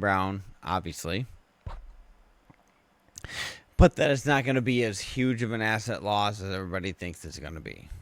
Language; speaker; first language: English; native; English